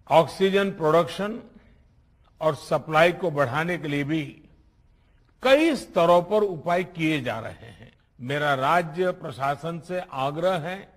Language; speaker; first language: Hindi; non-native, local second language; Gujarati